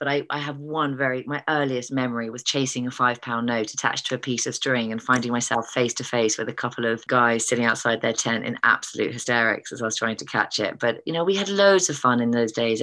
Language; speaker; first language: English; native; English